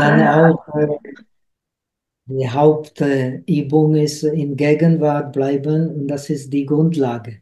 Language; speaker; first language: German; non-native, fluent; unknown